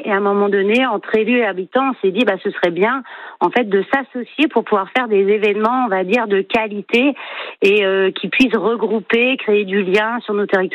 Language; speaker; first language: French; native; French